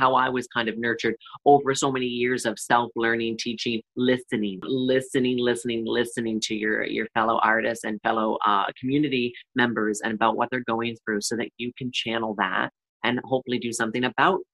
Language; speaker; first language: English; native; English